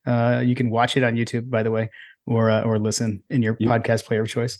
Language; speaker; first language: English; native; English